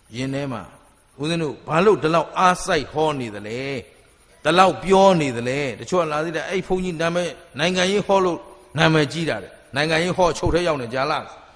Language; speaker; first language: Burmese; native; Burmese